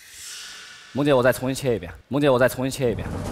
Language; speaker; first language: Chinese; native; Chinese